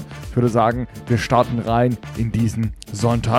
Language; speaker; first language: German; native; German